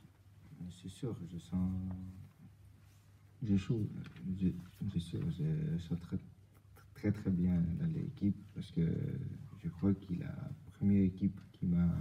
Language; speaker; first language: French; non-native, learner; Albanian